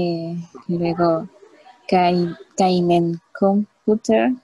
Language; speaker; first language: German; non-native, learner; Spanish